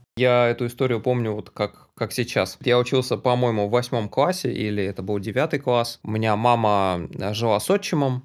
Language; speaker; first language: Russian; native; Russian